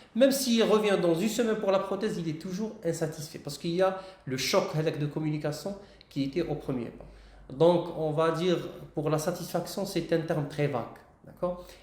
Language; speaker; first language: French; non-native, local second language; Arabic